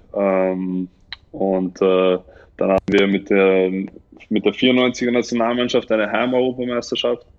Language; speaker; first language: German; native; German